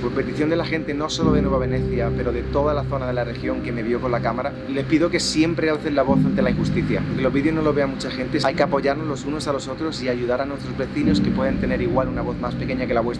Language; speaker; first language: Spanish; native; Spanish